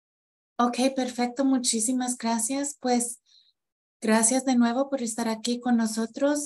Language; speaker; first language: Spanish; non-native, fluent; English